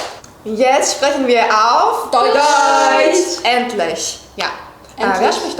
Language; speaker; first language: German; non-native, fluent; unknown